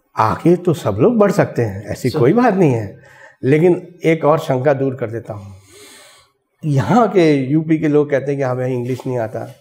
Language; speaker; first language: Hindi; non-native, local second language; Bangla